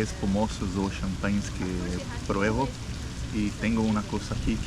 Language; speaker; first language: Spanish; non-native, fluent; Portuguese